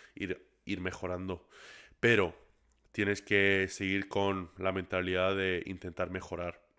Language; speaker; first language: Spanish; early bilingual, other home language; English